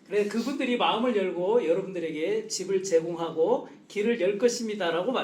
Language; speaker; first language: Korean; native; Korean